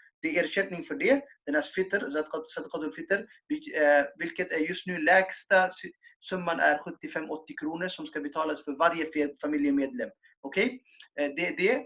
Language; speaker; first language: Swedish; non-native, fluent; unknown